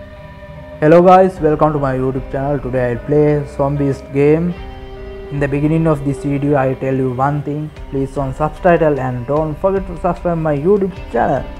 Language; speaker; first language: English; non-native, learner; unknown